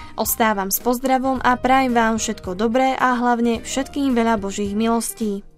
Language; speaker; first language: Slovak; native; Slovak